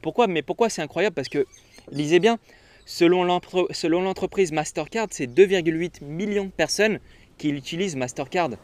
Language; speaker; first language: French; native; French